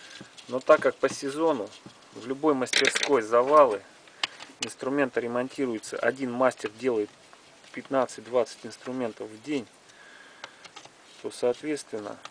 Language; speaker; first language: Russian; native; Russian